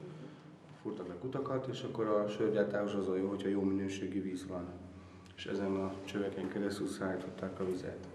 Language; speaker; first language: Hungarian; native; Hungarian